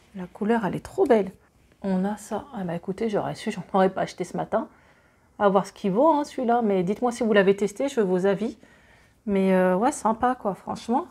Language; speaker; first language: French; native; French